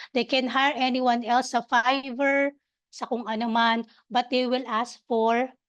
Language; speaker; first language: Filipino; native; Filipino